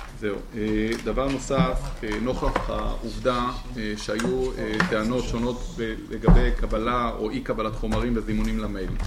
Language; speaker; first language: Hebrew; native; Hebrew